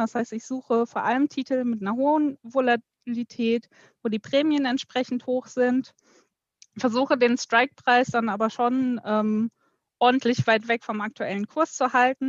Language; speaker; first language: German; native; German